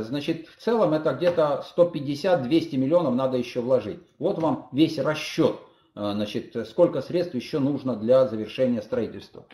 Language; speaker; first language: Russian; native; Russian